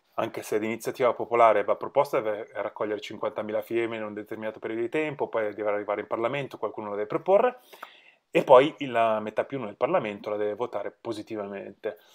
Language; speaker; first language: Italian; native; Italian